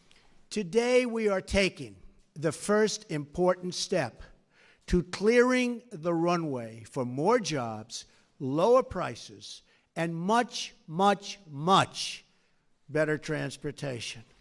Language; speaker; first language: English; native; English